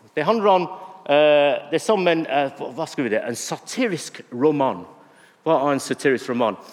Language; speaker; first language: Norwegian; non-native, fluent; English